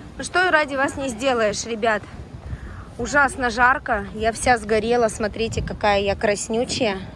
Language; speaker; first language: Russian; native; Russian